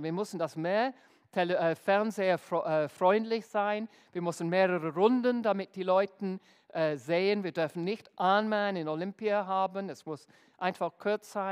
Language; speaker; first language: German; non-native, fluent; English